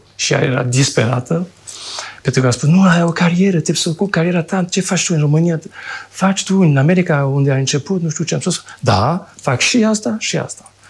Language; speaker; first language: Romanian; non-native, fluent; French